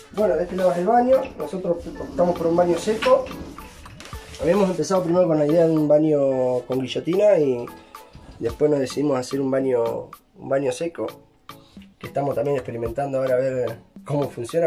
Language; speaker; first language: Spanish; native; Spanish